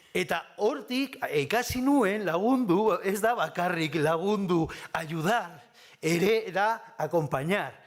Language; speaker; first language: Basque; non-native, local second language; Spanish